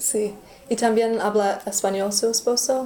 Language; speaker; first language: Spanish; non-native, learner; English